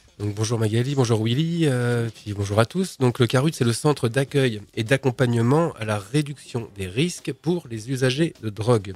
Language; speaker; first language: French; native; French